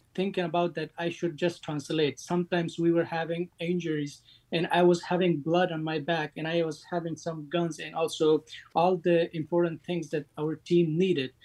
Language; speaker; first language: English; non-native, fluent; Persian